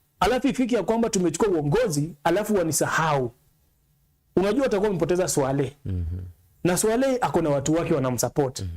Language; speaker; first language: Swahili; non-native, local second language; Luyia